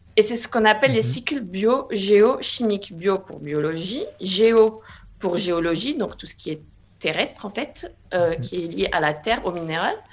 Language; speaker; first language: French; non-native, local second language; Arabic